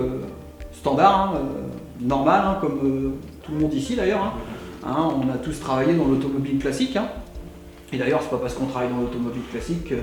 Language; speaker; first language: French; native; French